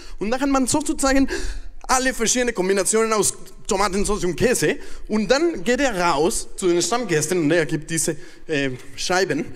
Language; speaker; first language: German; non-native, fluent; Spanish